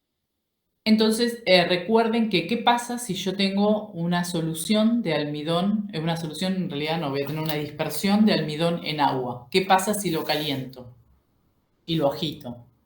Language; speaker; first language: Spanish; native; Spanish